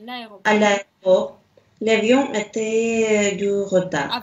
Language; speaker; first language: French; non-native, learner; Russian